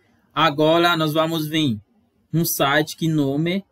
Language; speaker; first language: Portuguese; non-native, fluent; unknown